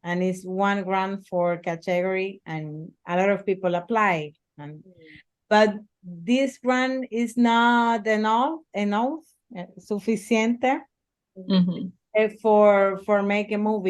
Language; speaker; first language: English; non-native, learner; Spanish